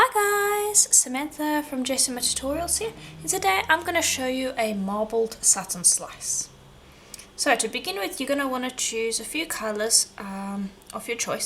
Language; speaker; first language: English; native; English